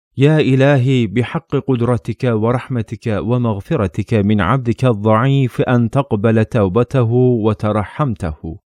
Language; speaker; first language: Arabic; non-native, fluent; Turkish